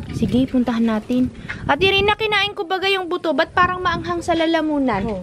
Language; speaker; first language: Filipino; non-native, local second language; Iloko